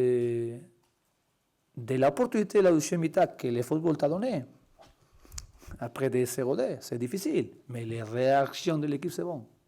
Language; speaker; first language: French; non-native, learner; Spanish